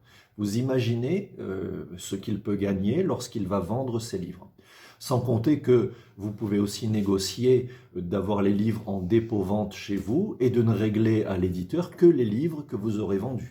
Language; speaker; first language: French; native; French